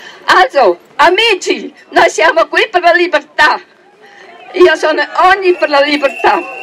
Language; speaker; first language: Italian; non-native, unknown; German